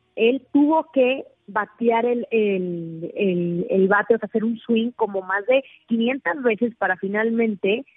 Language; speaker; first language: Spanish; native; Spanish